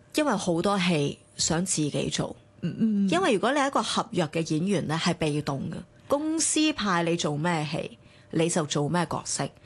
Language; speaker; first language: Cantonese; early bilingual, other home language; Chinese